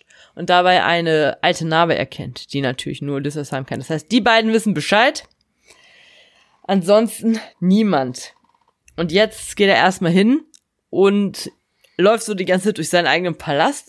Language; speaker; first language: German; native; German